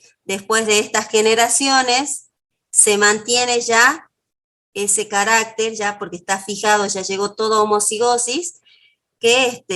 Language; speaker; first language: Spanish; native; Spanish